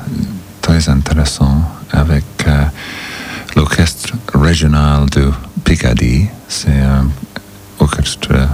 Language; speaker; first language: French; non-native, learner; English